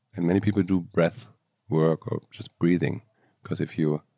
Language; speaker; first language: English; non-native, fluent; German